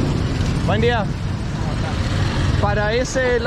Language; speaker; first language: Spanish; non-native, learner; Danish